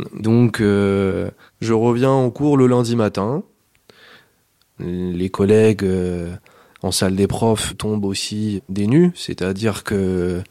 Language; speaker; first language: French; native; French